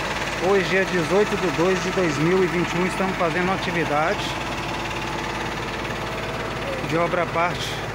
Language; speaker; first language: Portuguese; native; Portuguese